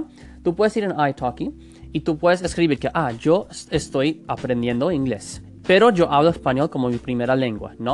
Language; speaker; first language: Spanish; non-native, fluent; English